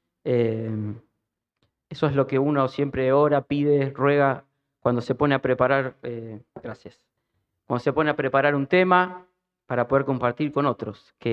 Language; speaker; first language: Spanish; native; Spanish